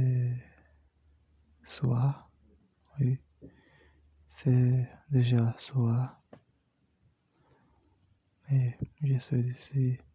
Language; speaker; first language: French; non-native, learner; Portuguese